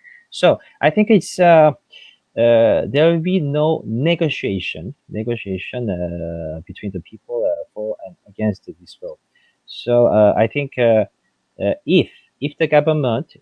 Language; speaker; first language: English; non-native, fluent; French